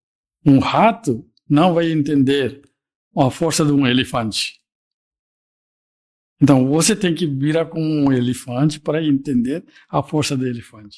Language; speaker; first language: Portuguese; non-native, fluent; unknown